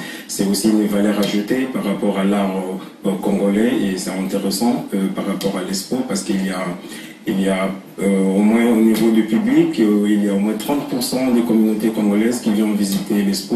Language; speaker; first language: French; non-native, local second language; Lingala